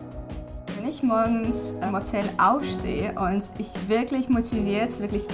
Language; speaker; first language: German; non-native, fluent; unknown